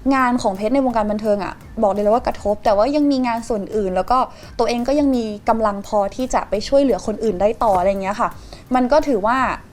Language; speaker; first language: Thai; native; Thai